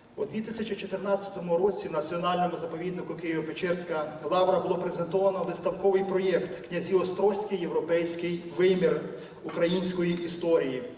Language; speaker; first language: Ukrainian; native; Ukrainian